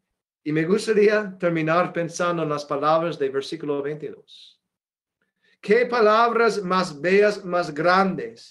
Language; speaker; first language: Spanish; non-native, fluent; English